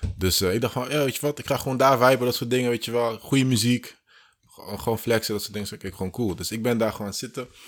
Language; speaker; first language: Dutch; early bilingual, other home language; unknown